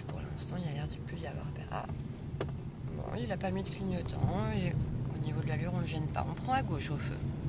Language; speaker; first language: French; native; French